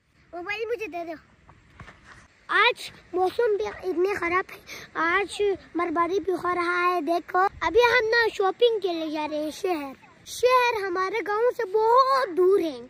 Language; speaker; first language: Hindi; non-native, local second language; Khowar